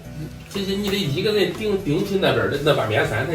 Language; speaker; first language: Chinese; native; Chinese